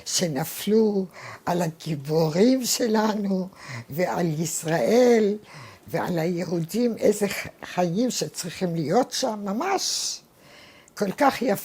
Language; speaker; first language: Hebrew; non-native, fluent; Arabic